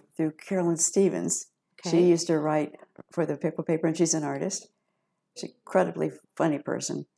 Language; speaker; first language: English; native; English